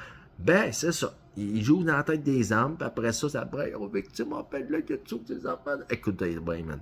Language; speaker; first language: French; native; French